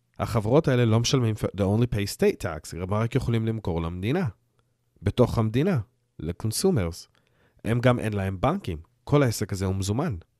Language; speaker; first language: Hebrew; early bilingual, heritage; Hebrew